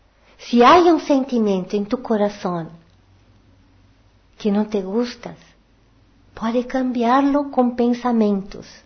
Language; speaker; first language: Portuguese; non-native, learner; Spanish